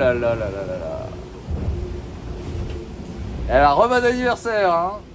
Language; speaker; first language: French; native; French